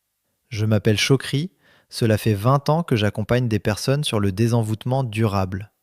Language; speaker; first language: French; native; French